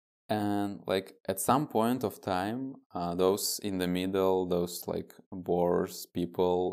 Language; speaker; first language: English; non-native, fluent; Russian